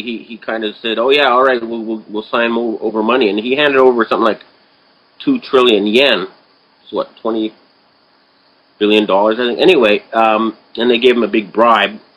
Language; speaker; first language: English; native; English